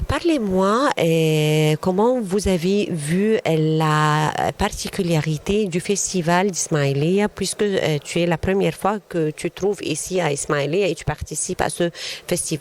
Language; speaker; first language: French; non-native, learner; Arabic